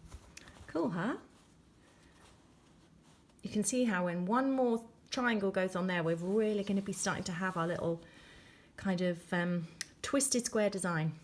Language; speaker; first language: English; native; English